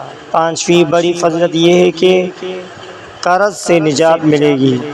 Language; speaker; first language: Urdu; native; Urdu